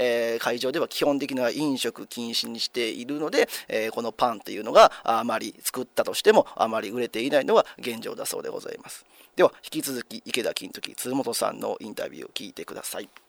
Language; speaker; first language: Japanese; native; Japanese